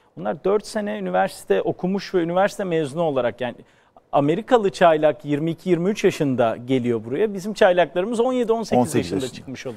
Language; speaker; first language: Turkish; native; Turkish